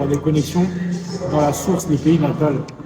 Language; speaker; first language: French; native; French